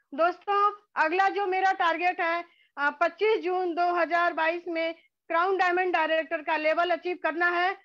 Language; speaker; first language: Hindi; native; Hindi